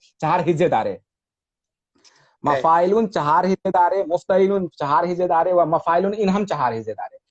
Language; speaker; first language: Persian; non-native, fluent; Hindi